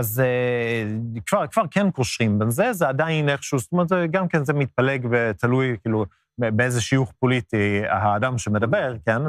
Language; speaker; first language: Hebrew; non-native, fluent; Swedish